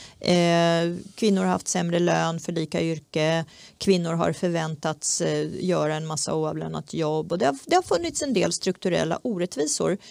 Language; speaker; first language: Swedish; early bilingual, other home language; Czech